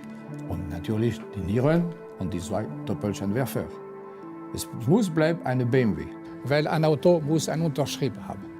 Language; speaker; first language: German; non-native, fluent; French